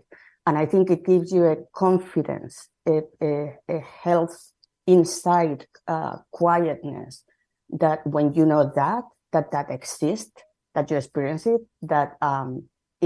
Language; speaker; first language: English; non-native, fluent; Spanish